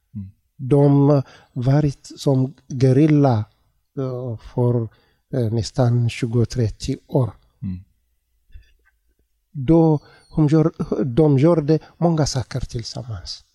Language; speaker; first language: Swedish; non-native, learner; Tigrinya